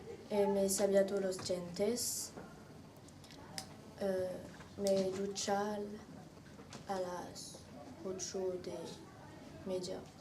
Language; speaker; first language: Spanish; non-native, learner; French